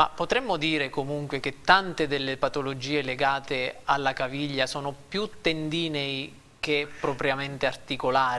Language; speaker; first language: Italian; native; Italian